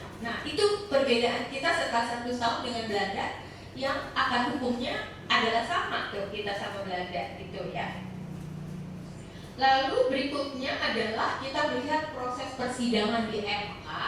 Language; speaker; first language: Indonesian; native; Indonesian